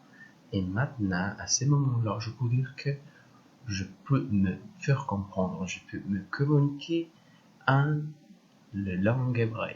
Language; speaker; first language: French; non-native, learner; Spanish